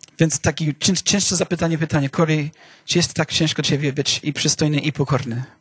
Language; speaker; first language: Polish; non-native, fluent; English